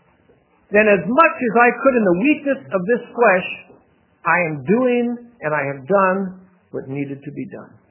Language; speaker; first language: English; native; English